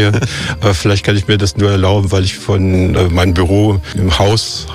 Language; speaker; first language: German; native; German